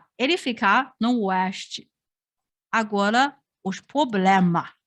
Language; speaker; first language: Portuguese; non-native, fluent; Chinese